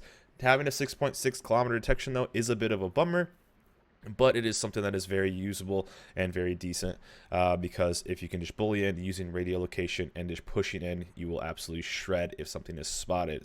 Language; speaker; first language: English; native; English